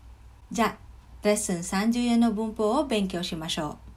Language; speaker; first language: Japanese; non-native, learner; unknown